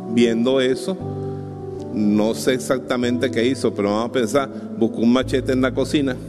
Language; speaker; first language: Spanish; native; Spanish